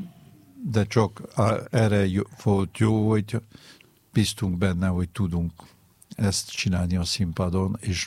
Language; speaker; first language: Hungarian; non-native, fluent; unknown